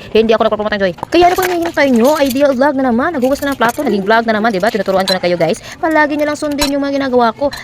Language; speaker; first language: Filipino; non-native, local second language; Cebuano